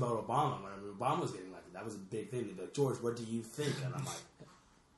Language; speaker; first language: English; native; English